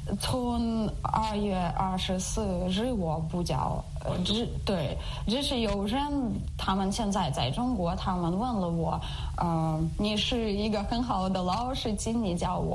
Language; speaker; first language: Chinese; non-native, learner; Ukrainian